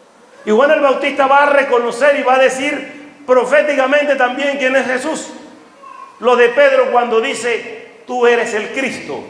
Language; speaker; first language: Spanish; native; Spanish